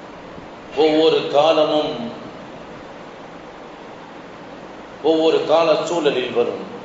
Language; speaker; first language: Tamil; native; Tamil